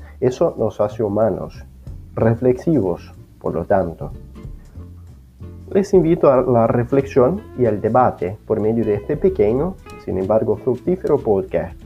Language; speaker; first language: Spanish; non-native, fluent; Portuguese